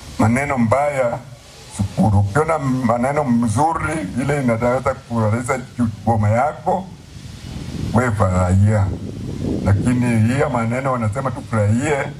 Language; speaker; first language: Swahili; non-native, local second language; Gusii